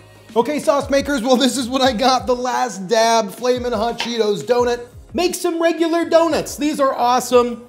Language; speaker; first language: English; native; English